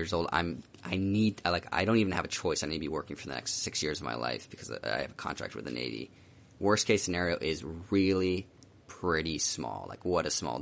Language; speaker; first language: English; native; English